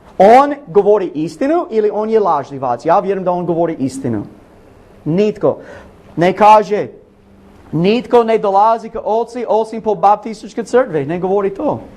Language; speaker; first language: Bosnian; non-native, learner; English